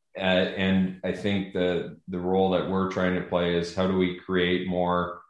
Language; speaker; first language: English; native; English